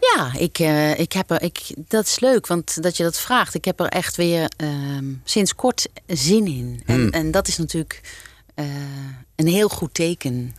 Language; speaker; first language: Dutch; native; Dutch